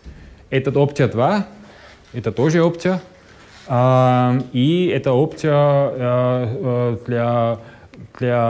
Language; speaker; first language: Russian; non-native, learner; German